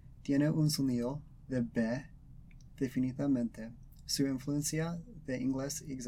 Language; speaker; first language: Spanish; early bilingual, other home language; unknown